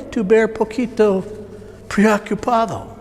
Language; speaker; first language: Spanish; non-native, learner; English